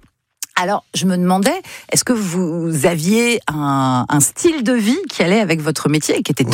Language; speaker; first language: French; native; French